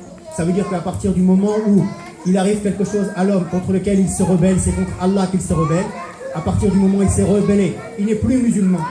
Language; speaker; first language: French; native; French